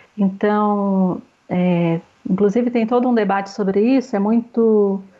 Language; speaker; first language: Portuguese; native; Portuguese